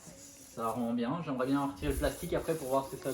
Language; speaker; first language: French; native; French